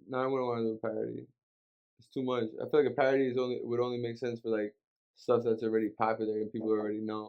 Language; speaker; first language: English; native; English